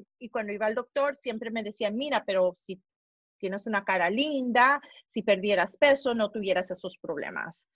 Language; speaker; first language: Spanish; early bilingual, heritage; Spanish